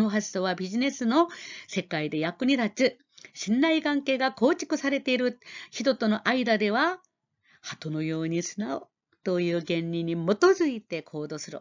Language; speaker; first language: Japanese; non-native, fluent; Korean